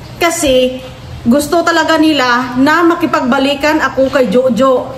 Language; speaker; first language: Filipino; non-native, local second language; Hiligaynon